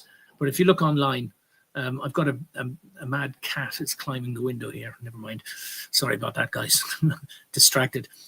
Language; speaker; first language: English; native; English